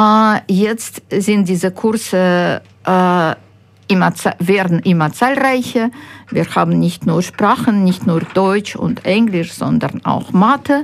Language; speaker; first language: German; non-native, fluent; Ukrainian